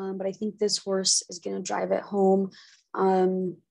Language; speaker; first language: English; native; English